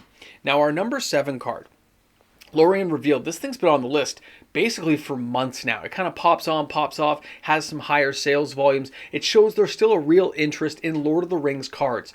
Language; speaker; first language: English; native; English